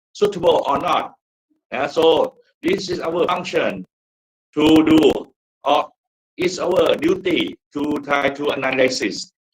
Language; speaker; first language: English; non-native, fluent; Thai